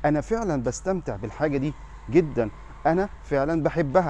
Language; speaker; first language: Arabic; native; Arabic